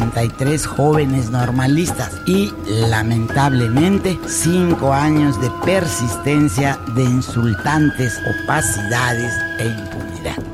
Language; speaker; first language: Spanish; native; Spanish